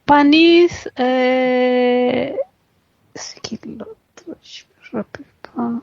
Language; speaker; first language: French; non-native, fluent; Spanish